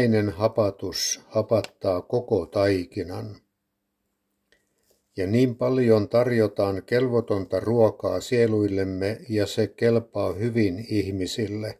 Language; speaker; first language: Finnish; native; Finnish